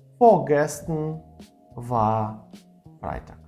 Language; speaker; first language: German; non-native, fluent; Ukrainian